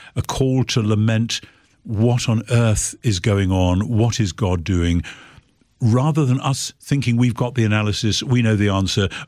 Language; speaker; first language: English; native; English